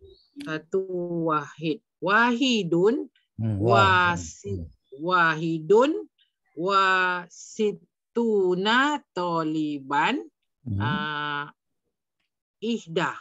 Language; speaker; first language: Arabic; non-native, learner; Malay